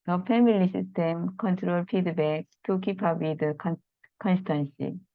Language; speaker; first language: English; non-native, learner; Korean